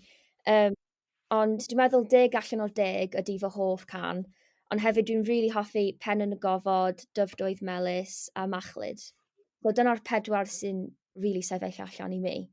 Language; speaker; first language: Welsh; non-native, local second language; English